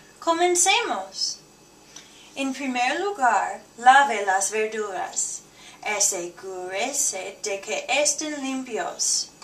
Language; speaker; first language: Spanish; non-native, learner; English